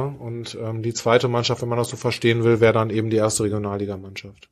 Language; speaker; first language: German; native; German